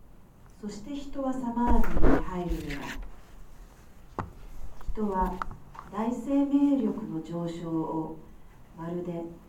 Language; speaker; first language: Japanese; native; Japanese